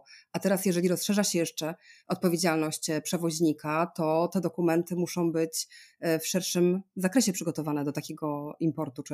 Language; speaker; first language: Polish; native; Polish